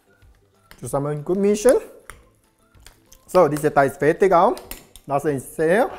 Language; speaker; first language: German; non-native, learner; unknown